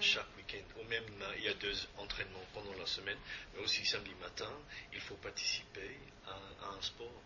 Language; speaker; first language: French; non-native, fluent; English